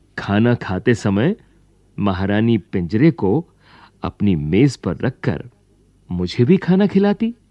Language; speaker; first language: Hindi; native; Hindi